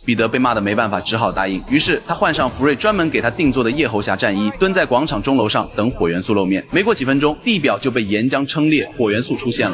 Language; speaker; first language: Chinese; native; Chinese